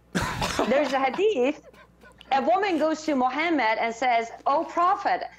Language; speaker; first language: English; non-native, fluent; Persian